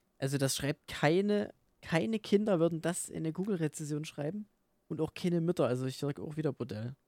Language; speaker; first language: German; native; German